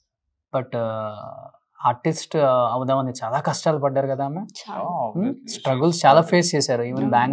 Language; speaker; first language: Telugu; native; Telugu